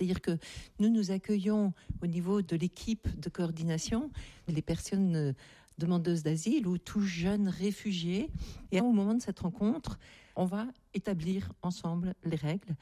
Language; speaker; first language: French; native; French